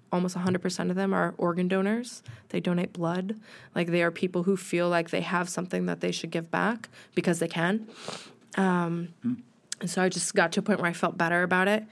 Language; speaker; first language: English; native; English